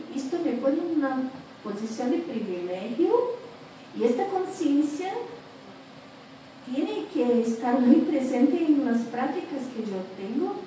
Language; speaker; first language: Spanish; non-native, fluent; Portuguese